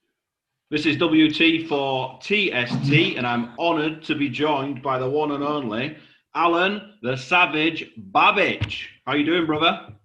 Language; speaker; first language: English; native; English